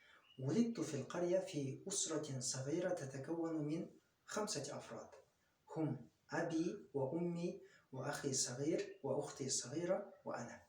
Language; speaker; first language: Arabic; non-native, fluent; Kyrgyz